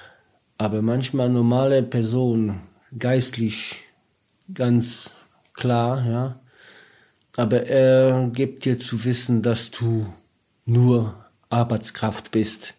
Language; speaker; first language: German; non-native, learner; Polish